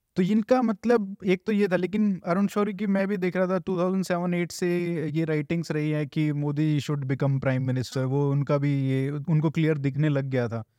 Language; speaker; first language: Hindi; native; Hindi